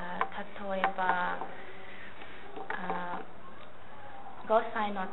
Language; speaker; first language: Japanese; non-native, learner; English